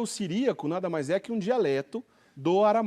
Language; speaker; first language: Portuguese; native; Portuguese